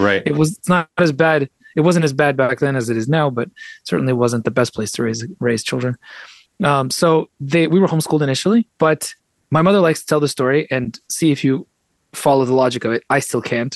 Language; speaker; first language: English; early bilingual, other home language; Russian